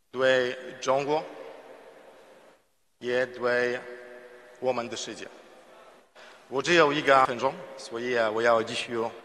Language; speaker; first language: Chinese; non-native, learner; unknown